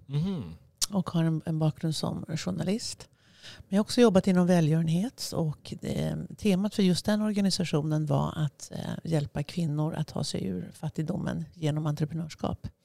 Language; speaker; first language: Swedish; native; Swedish